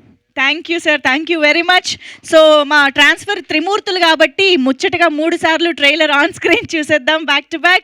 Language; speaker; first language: Telugu; native; Telugu